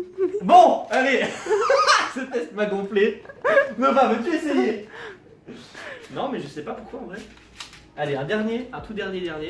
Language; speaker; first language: French; native; French